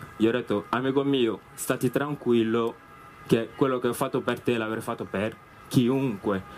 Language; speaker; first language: Italian; non-native, fluent; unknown